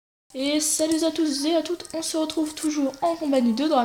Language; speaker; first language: French; native; French